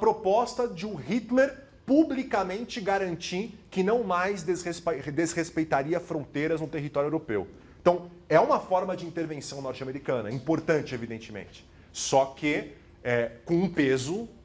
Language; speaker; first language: Portuguese; native; Portuguese